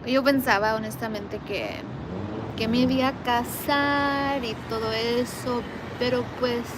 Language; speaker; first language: Spanish; early bilingual, heritage; Spanish